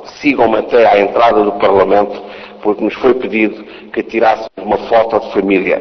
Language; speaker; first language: Portuguese; native; Portuguese